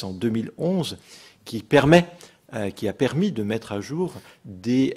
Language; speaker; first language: French; native; French